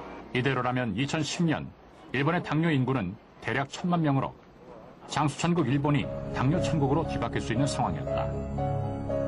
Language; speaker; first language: Korean; native; Korean